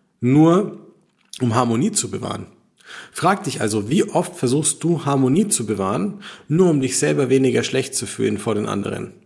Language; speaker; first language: German; native; German